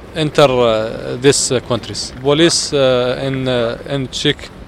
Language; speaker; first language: English; non-native, learner; Arabic